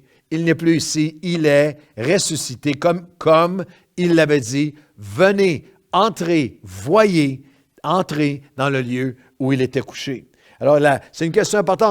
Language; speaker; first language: French; native; French